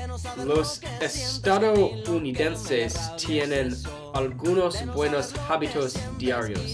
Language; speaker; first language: Spanish; non-native, learner; English